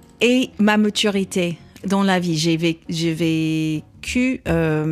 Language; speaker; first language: French; non-native, learner; English